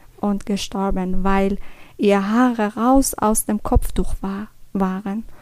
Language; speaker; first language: German; non-native, learner; Persian